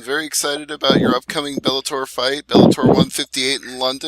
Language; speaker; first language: English; native; English